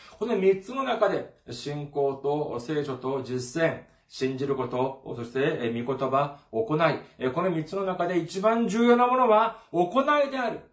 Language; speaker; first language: Japanese; non-native, fluent; Korean